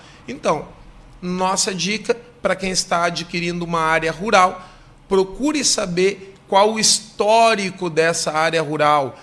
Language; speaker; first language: Portuguese; native; Portuguese